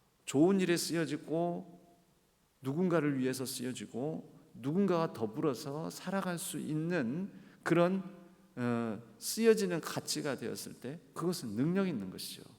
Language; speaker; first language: Korean; native; Korean